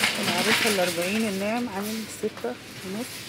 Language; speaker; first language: Arabic; native; Arabic